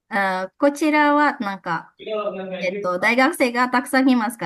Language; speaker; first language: Japanese; non-native, fluent; Indonesian